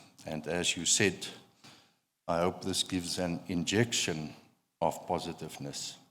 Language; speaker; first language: English; non-native, local second language; Afrikaans